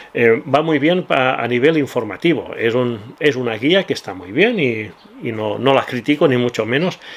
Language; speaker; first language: Spanish; non-native, local second language; Catalan